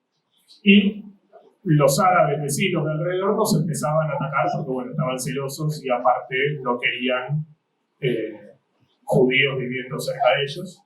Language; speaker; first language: Spanish; native; Spanish